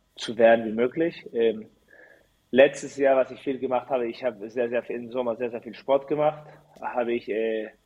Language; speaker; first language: German; early bilingual, heritage; Spanish